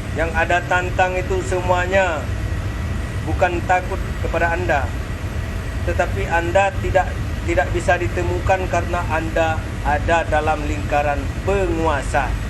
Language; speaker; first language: Malay; non-native, local second language; Achinese